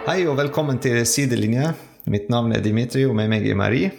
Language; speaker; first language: Norwegian; non-native, learner; French